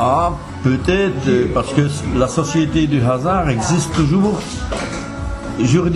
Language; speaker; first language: French; native; French